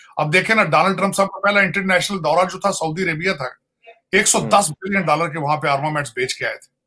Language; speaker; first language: Urdu; non-native, local second language; Punjabi